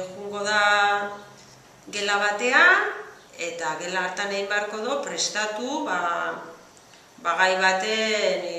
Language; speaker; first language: Basque; native; Basque